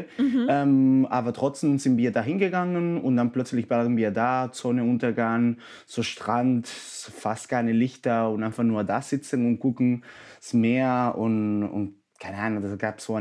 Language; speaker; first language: German; non-native, fluent; Spanish